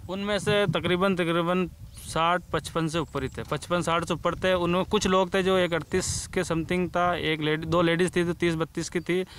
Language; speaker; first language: Hindi; native; Hindi